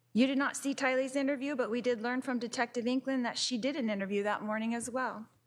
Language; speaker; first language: English; native; English